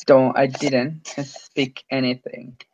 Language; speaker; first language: English; non-native, fluent; Spanish